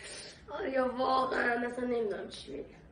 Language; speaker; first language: Persian; native; Persian